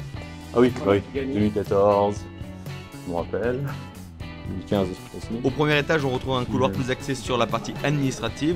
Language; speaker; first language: French; native; French